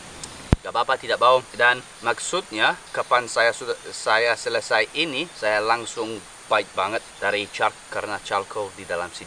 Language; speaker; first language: Indonesian; non-native, learner; English